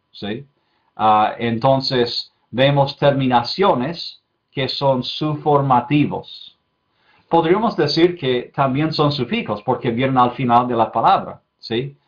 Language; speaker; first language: Spanish; non-native, fluent; English